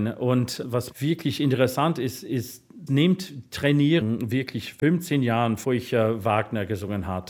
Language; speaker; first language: German; non-native, learner; English